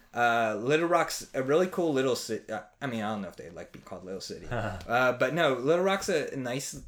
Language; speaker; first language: English; native; English